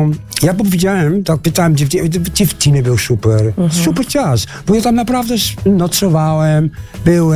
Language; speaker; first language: Polish; non-native, learner; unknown